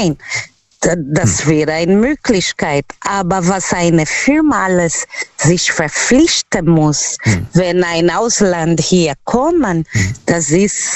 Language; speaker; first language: German; non-native, learner; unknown